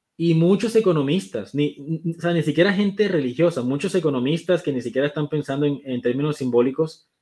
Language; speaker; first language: Spanish; native; Spanish